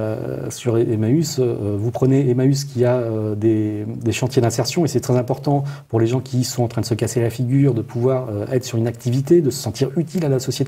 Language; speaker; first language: French; native; French